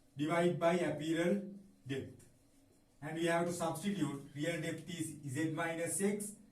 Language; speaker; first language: English; non-native, local second language; Sinhala